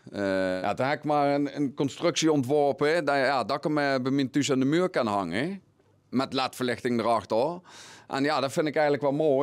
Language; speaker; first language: Dutch; native; Dutch